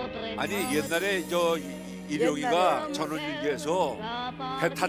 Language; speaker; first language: Korean; native; Korean